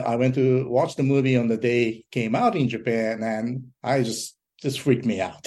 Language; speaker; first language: English; early bilingual, other home language; Japanese